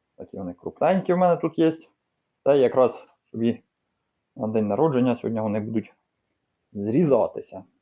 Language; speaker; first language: Ukrainian; native; Ukrainian